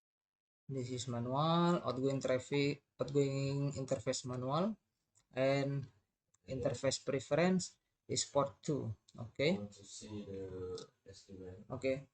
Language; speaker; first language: English; non-native, learner; Indonesian